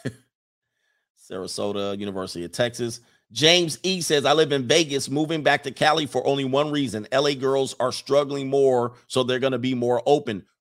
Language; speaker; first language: English; native; English